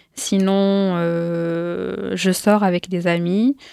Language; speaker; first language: French; non-native, local second language; Arabic